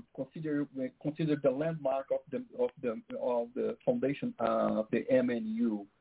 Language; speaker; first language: English; non-native, fluent; Portuguese